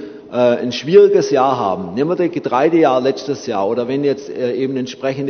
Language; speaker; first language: German; native; German